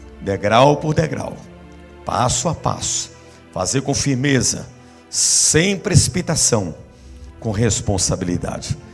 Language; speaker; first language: Portuguese; native; Portuguese